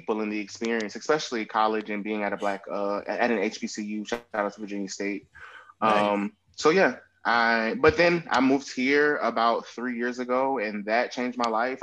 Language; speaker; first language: English; native; English